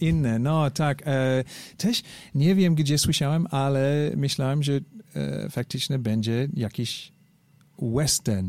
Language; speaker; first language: Polish; non-native, learner; English